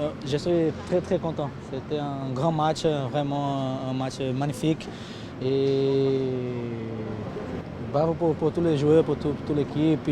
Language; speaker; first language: French; non-native, fluent; Spanish